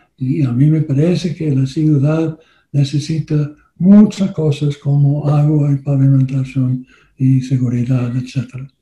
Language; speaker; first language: Spanish; non-native, learner; English